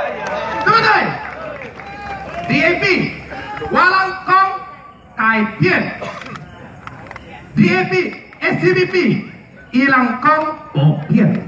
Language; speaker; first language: Chinese; non-native, local second language; Malay